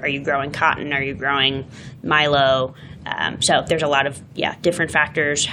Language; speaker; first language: English; native; English